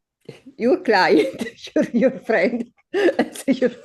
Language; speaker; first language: English; non-native, learner; Italian